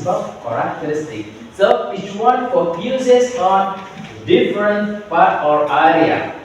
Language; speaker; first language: English; non-native, learner; Indonesian